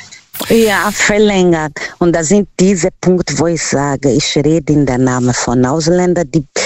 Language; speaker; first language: German; non-native, learner; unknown